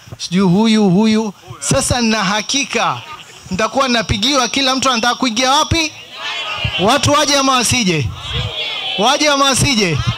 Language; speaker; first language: Swahili; native; Swahili